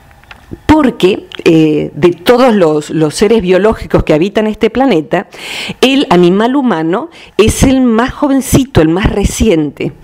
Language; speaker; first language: Spanish; native; Spanish